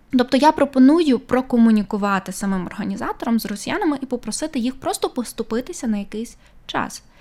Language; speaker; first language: Ukrainian; native; Ukrainian